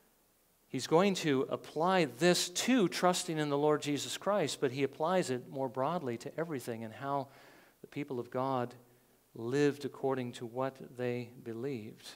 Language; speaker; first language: English; native; English